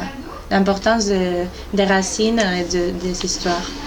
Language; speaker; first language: French; non-native, fluent; Spanish